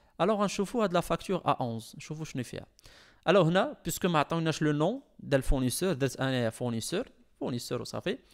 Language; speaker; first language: French; non-native, local second language; Arabic